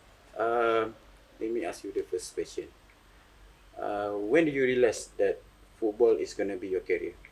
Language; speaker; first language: English; non-native, local second language; Malay